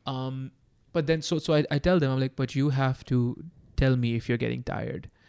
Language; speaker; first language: English; non-native, local second language; Urdu